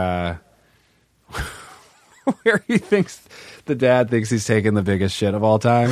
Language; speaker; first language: English; native; English